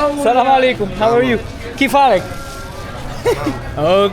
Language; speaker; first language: English; non-native, learner; French